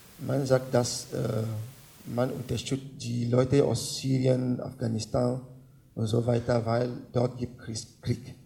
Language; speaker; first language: German; non-native, learner; French